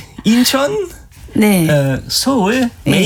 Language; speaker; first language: Korean; non-native, learner; German